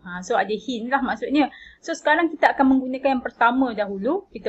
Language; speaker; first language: Malay; native; Malay